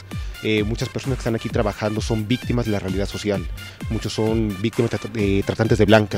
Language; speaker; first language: Spanish; native; Spanish